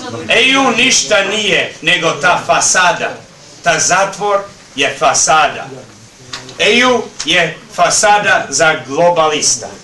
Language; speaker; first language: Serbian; early bilingual, heritage; Serbian